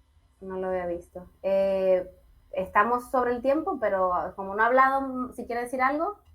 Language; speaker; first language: Spanish; native; Spanish